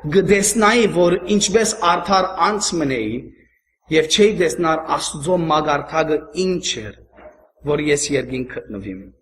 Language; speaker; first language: Armenian; early bilingual, heritage; Armenian